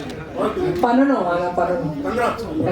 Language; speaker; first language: Tamil; non-native, learner; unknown